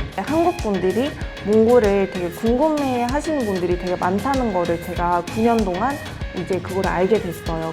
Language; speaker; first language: Korean; non-native, fluent; Mongolian